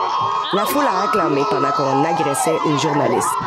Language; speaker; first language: French; native; French